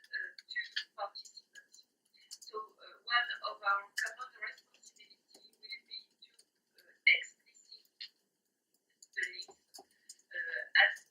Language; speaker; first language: English; non-native, fluent; French